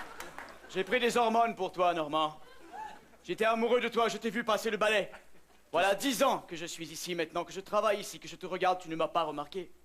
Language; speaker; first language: French; native; French